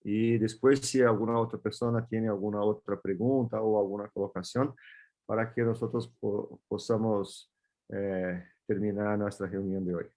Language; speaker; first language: Spanish; non-native, fluent; Portuguese